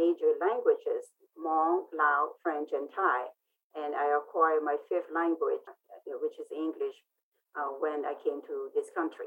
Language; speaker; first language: English; non-native, fluent; Lao